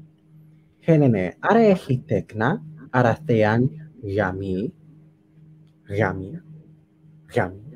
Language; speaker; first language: Greek; non-native, fluent; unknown